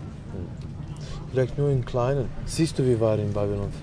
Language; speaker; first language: German; non-native, fluent; Serbian